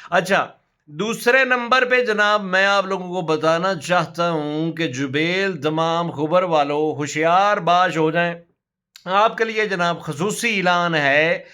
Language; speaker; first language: Urdu; non-native, local second language; Punjabi